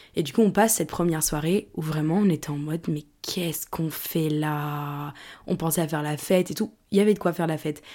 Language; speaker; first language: French; native; French